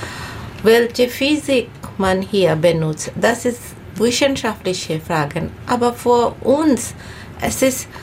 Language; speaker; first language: German; non-native, learner; Bangla